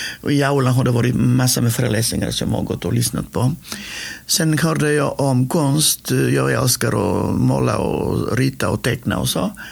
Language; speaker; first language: Swedish; non-native, fluent; Macedonian